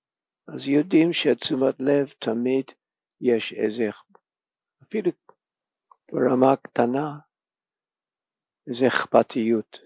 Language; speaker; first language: Hebrew; non-native, fluent; English